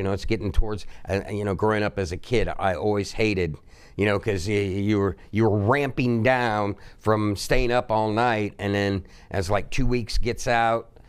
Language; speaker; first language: English; native; English